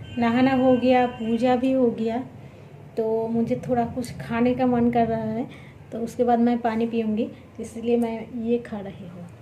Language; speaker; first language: Hindi; non-native, local second language; Bangla